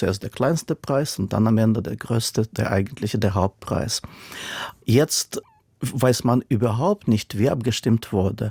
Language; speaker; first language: German; non-native, fluent; Russian